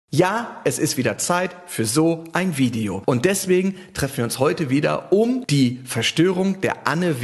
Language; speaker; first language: German; native; German